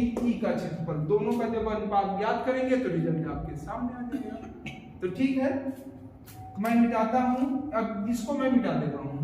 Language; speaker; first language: Hindi; native; Hindi